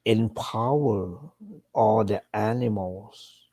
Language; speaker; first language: English; non-native, fluent; Thai